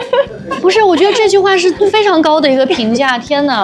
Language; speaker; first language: Chinese; native; Chinese